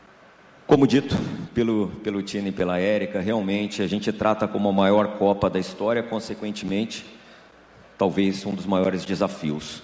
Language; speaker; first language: Portuguese; native; Portuguese